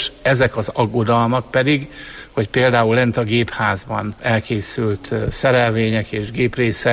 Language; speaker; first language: Hungarian; native; Hungarian